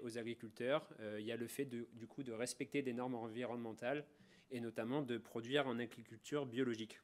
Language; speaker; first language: French; native; French